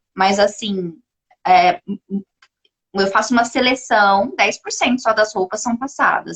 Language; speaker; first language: Portuguese; native; Portuguese